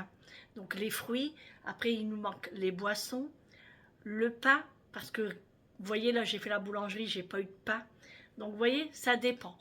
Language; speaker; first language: French; native; French